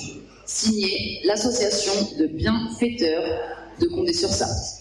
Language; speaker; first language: French; native; French